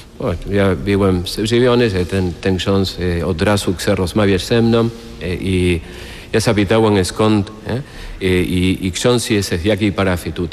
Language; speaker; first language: Polish; non-native, fluent; Spanish